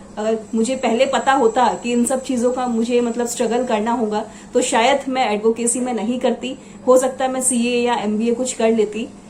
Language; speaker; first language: Hindi; non-native, local second language; Assamese